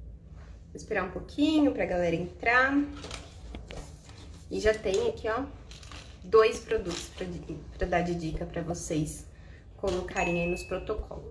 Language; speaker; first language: Portuguese; native; Portuguese